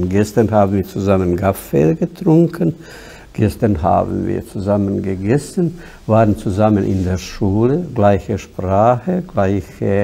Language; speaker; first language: German; non-native, fluent; Bosnian